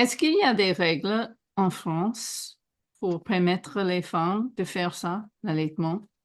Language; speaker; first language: French; non-native, fluent; English